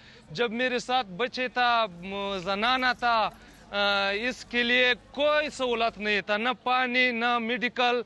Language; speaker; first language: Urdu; non-native, learner; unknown